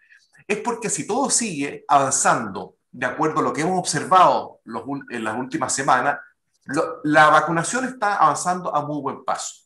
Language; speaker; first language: Spanish; native; Spanish